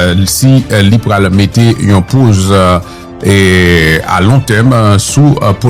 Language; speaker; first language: Haitian Creole; native; Haitian Creole